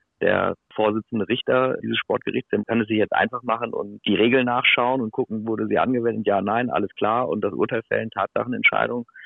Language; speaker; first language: German; native; German